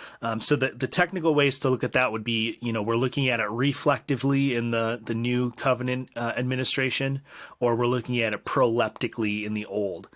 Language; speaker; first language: English; native; English